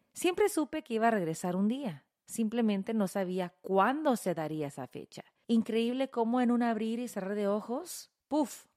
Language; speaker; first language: Spanish; early bilingual, heritage; Spanish